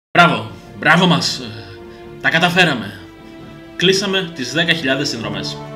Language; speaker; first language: Greek; early bilingual, other home language; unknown